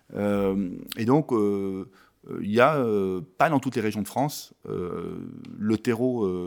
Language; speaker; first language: French; native; French